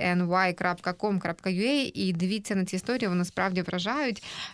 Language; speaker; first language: Ukrainian; native; Ukrainian